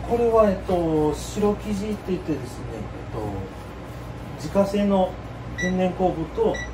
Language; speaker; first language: Japanese; native; Japanese